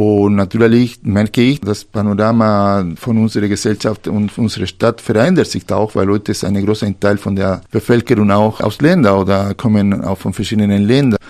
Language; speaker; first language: German; non-native, fluent; Spanish